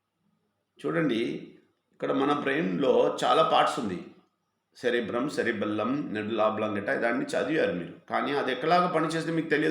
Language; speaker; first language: Telugu; non-native, fluent; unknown